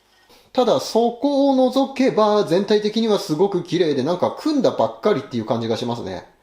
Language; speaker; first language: Japanese; native; Japanese